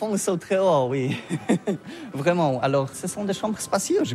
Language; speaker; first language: French; non-native, fluent; Polish